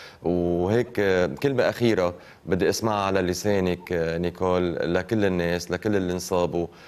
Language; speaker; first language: Arabic; native; Arabic